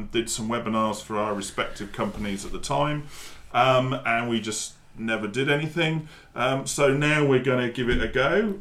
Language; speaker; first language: English; native; English